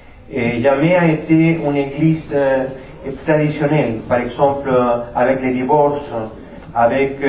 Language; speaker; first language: French; non-native, fluent; Spanish